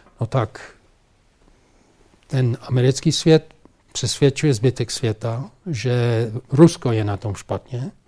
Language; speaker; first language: Czech; non-native, fluent; English